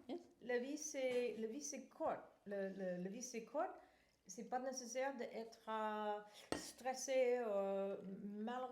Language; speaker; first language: French; non-native, fluent; English